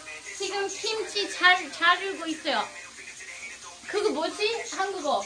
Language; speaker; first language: Korean; non-native, learner; Swedish